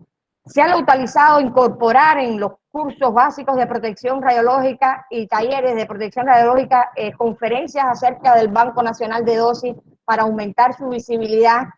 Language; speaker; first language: Spanish; native; Spanish